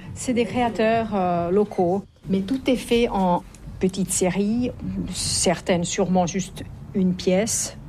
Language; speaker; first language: French; non-native, fluent; Finnish